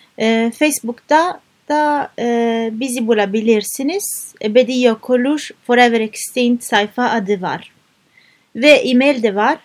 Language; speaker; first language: Turkish; non-native, learner; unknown